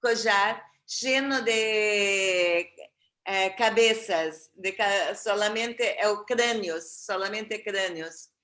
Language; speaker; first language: Spanish; non-native, fluent; Portuguese